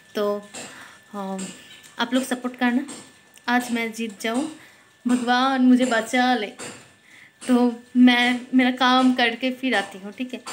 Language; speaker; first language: Hindi; non-native, local second language; Bangla